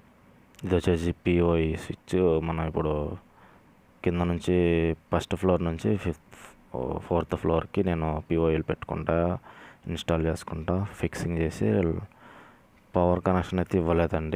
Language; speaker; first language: Telugu; native; Telugu